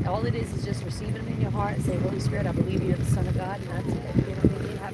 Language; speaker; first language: English; native; English